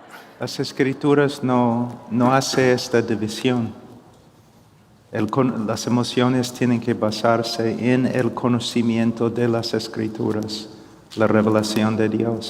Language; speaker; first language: Spanish; non-native, fluent; English